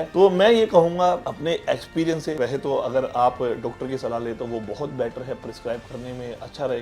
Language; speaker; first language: Hindi; native; Hindi